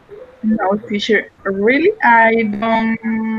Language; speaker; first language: English; non-native, learner; Spanish